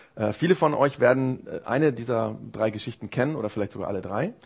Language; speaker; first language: German; early bilingual, other home language; Japanese